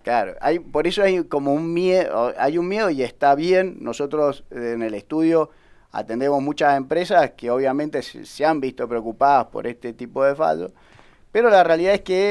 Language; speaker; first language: Spanish; native; Spanish